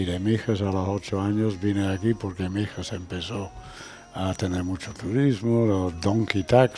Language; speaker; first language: Spanish; non-native, fluent; English